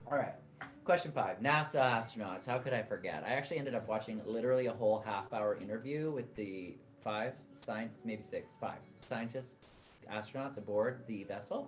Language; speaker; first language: English; native; English